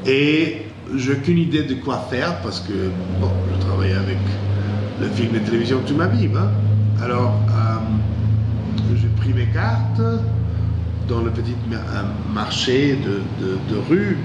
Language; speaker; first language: French; non-native, fluent; English